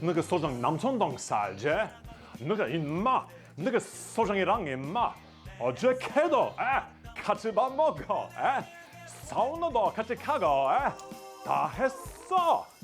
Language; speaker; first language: Korean; non-native, learner; English